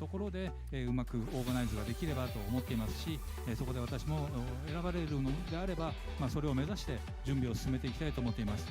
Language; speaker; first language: Japanese; native; Japanese